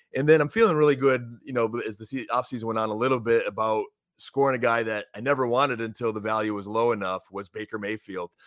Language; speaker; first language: English; native; English